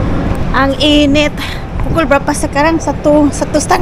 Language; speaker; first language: Indonesian; non-native, learner; Filipino